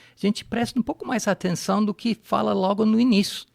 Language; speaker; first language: Portuguese; non-native, fluent; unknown